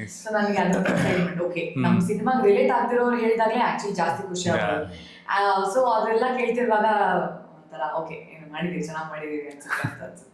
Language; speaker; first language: Kannada; native; Kannada